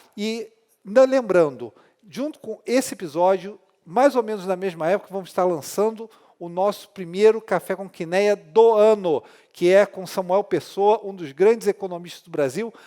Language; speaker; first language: Portuguese; non-native, fluent; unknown